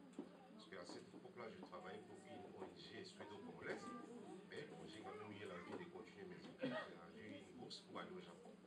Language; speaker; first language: French; non-native, local second language; Lingala